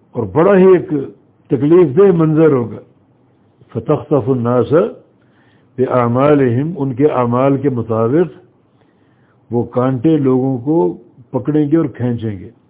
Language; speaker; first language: Urdu; native; Urdu